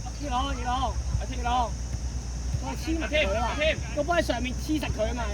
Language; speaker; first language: Cantonese; native; Cantonese